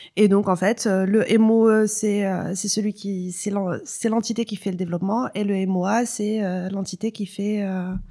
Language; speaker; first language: French; non-native, local second language; Arabic